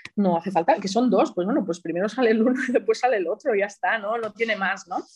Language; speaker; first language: Spanish; native; Spanish